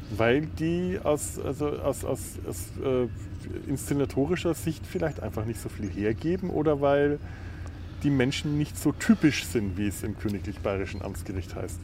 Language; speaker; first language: German; native; German